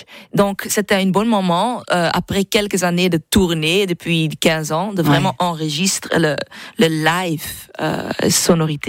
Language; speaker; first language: French; non-native, local second language; Dutch